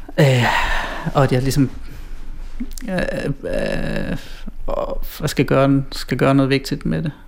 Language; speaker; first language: Danish; native; Danish